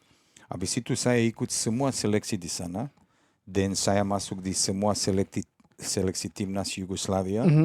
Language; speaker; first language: Indonesian; non-native, fluent; Serbian